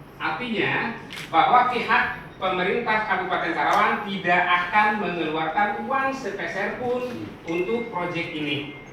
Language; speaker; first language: Indonesian; native; Indonesian